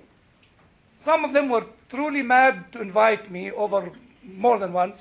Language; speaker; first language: English; non-native, fluent; Arabic